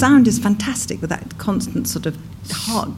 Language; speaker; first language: English; native; English